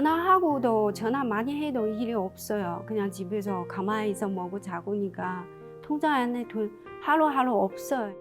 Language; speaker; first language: Korean; non-native, learner; Chinese